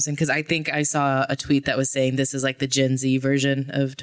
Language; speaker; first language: English; native; English